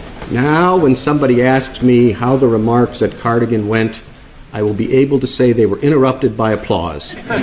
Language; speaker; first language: English; native; English